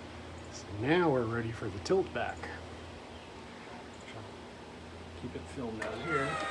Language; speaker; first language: English; native; English